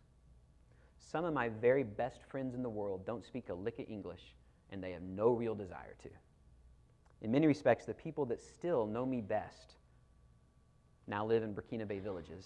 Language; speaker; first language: English; native; English